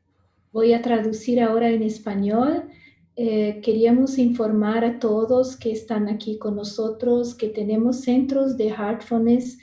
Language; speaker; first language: Spanish; non-native, fluent; Portuguese